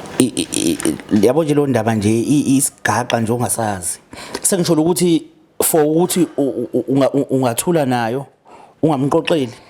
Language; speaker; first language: Zulu; native; Zulu